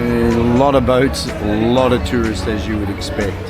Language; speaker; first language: English; native; English